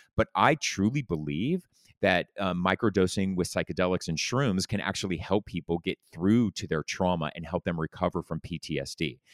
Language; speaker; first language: English; native; English